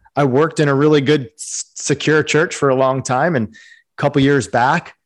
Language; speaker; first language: English; native; English